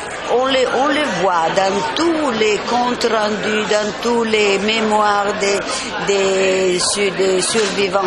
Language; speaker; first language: French; non-native, fluent; Italian